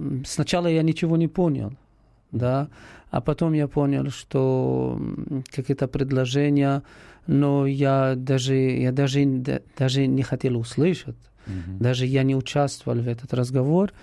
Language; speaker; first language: Russian; non-native, fluent; Arabic